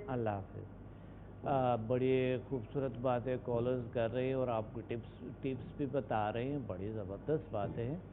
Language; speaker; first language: Urdu; non-native, local second language; Pashto